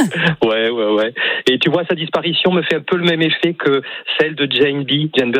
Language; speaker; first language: French; native; French